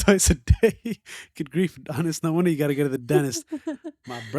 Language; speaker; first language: English; native; English